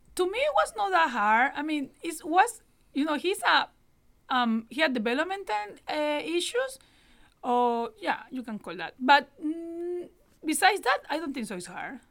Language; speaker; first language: English; non-native, learner; Spanish